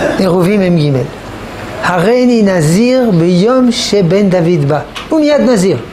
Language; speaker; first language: Hebrew; non-native, fluent; French